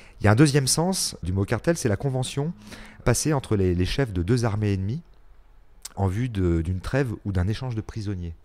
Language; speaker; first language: French; native; French